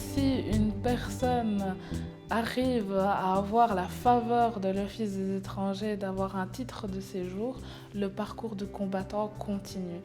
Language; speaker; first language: French; native; French